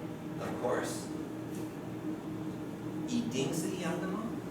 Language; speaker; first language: Chinese; non-native, fluent; English